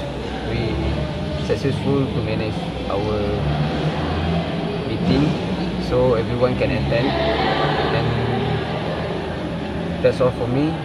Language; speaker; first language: English; non-native, local second language; Malay